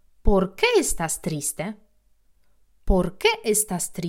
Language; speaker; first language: Spanish; non-native, fluent; Polish